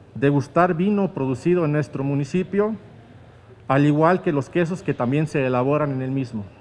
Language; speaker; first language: Spanish; native; Spanish